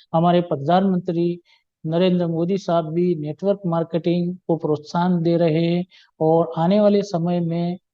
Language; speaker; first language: Hindi; non-native, local second language; Gujarati